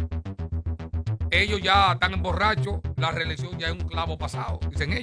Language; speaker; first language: Spanish; native; Spanish